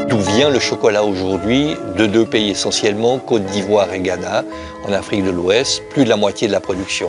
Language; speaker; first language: French; native; French